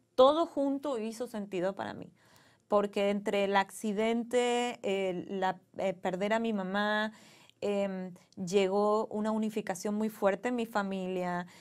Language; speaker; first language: Spanish; native; Spanish